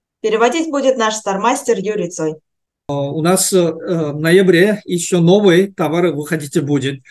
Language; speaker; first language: Russian; non-native, learner; Korean